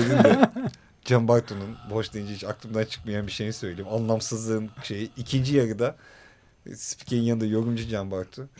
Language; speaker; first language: Turkish; native; Turkish